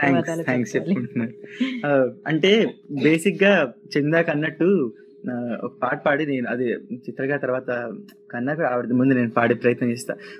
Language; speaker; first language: Telugu; native; Telugu